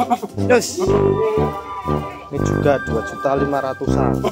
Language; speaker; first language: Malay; non-native, local second language; Javanese